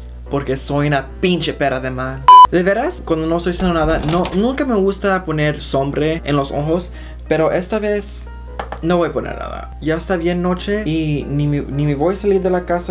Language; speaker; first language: Spanish; early bilingual, heritage; Spanish